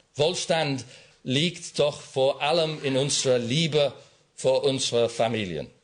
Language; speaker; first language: German; non-native, learner; English